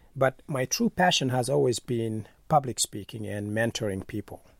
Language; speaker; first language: English; non-native, fluent; Wolof